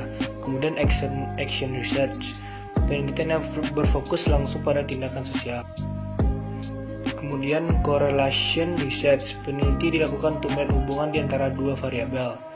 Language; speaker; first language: Indonesian; native; Indonesian